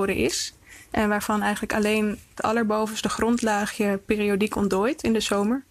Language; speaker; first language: Dutch; early bilingual, other home language; Icelandic